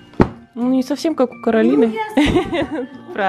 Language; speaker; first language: Russian; native; Russian